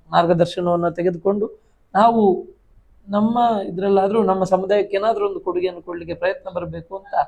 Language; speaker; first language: Kannada; non-native, local second language; Tulu